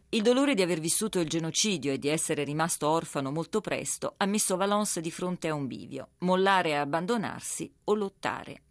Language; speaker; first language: Italian; native; Italian